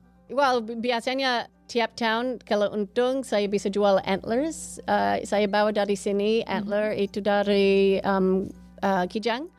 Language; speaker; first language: Indonesian; non-native, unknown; English